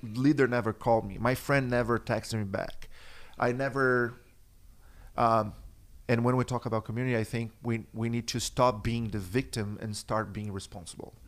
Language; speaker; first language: English; non-native, fluent; Portuguese